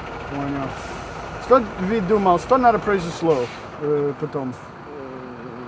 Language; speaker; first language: Russian; non-native, learner; English